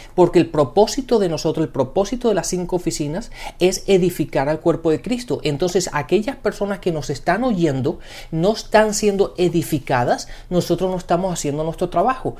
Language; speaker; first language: Spanish; early bilingual, heritage; Spanish